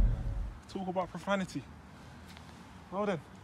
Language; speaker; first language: English; native; English